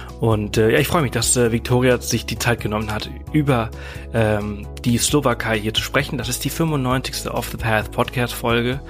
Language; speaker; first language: German; native; German